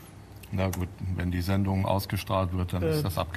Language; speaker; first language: German; native; German